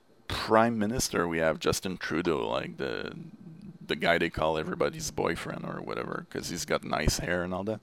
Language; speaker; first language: English; non-native, fluent; French